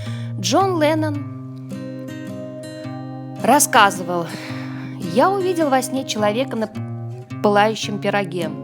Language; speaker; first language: Russian; native; Russian